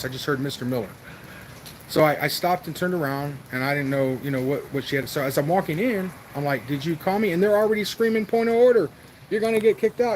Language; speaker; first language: English; native; English